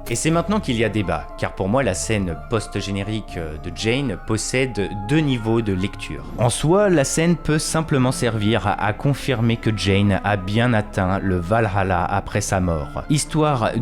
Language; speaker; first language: French; native; French